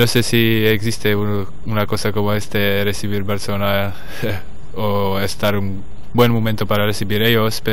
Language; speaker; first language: Spanish; non-native, learner; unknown